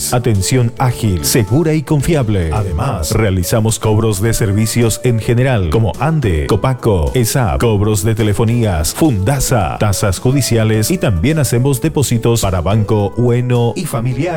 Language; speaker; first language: Spanish; native; Spanish